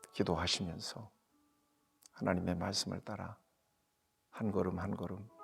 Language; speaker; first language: Korean; native; Korean